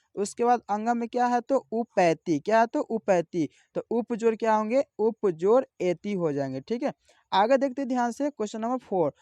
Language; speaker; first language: Hindi; native; Hindi